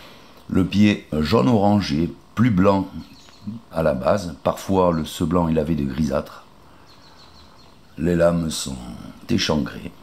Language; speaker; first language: French; native; French